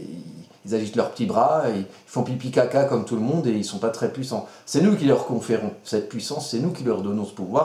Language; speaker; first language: French; native; French